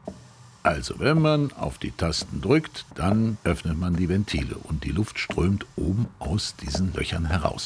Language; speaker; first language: German; native; German